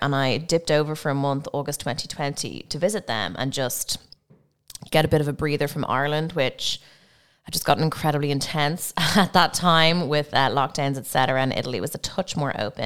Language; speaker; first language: English; native; English